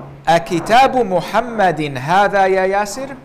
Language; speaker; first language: Arabic; non-native, fluent; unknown